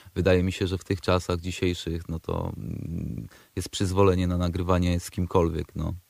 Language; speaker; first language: Polish; native; Polish